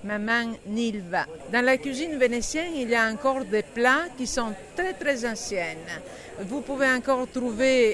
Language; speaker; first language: French; non-native, fluent; Italian